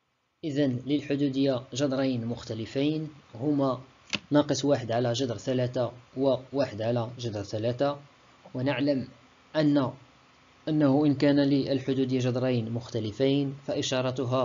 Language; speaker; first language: Arabic; native; Arabic